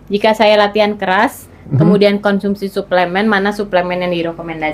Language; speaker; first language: Indonesian; native; Indonesian